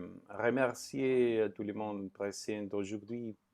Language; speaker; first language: French; non-native, fluent; Spanish